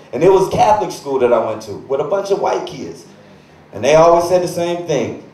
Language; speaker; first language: English; native; English